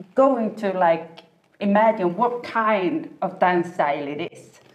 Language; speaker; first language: English; non-native, fluent; Swedish